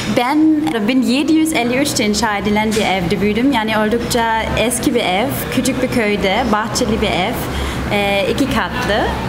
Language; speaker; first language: Turkish; non-native, fluent; German